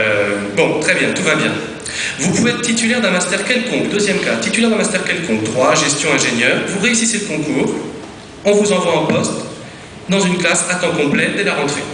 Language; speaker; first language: French; native; French